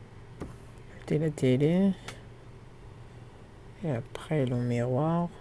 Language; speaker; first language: French; non-native, learner; Kurdish